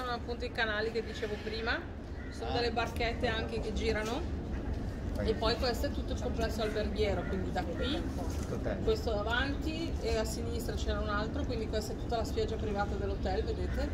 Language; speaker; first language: Italian; native; Italian